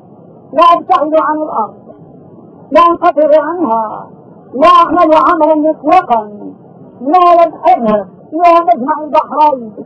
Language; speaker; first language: Arabic; native; Arabic